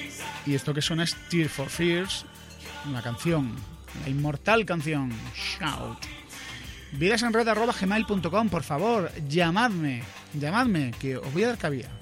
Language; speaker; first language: Spanish; native; Spanish